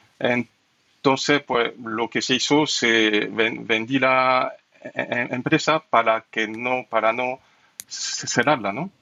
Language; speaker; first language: Spanish; non-native, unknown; French